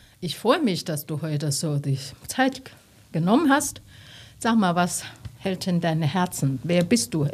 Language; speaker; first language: German; non-native, learner; Chinese